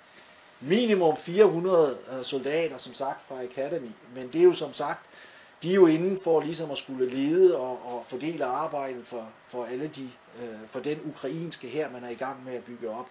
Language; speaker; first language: Danish; native; Danish